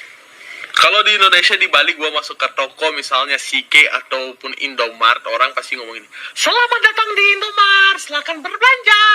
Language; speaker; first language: Indonesian; early bilingual, other home language; Russian